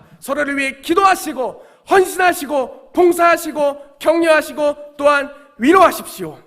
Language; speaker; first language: Korean; native; Korean